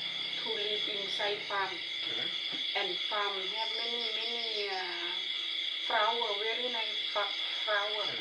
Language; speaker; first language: English; non-native, learner; Thai